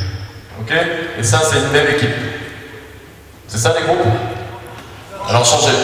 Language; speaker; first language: French; native; French